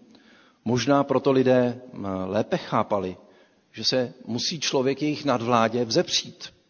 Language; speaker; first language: Czech; native; Czech